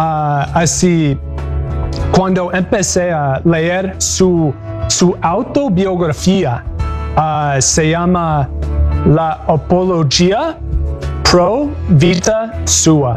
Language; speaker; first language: Spanish; non-native, learner; English